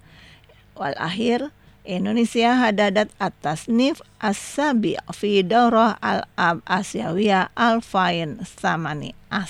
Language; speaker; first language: Arabic; non-native, fluent; Indonesian